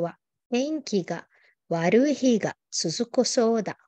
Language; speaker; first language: Japanese; non-native, fluent; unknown